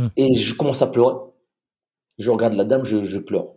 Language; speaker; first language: French; native; French